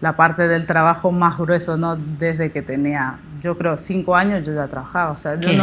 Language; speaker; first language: Spanish; native; Spanish